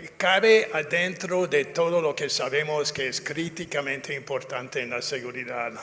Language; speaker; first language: Spanish; non-native, fluent; English